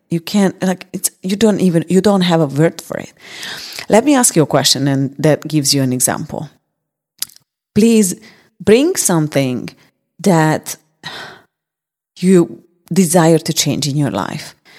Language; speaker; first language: English; non-native, fluent; Hungarian